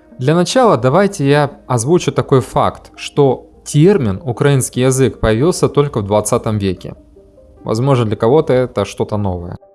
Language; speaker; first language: Russian; native; Russian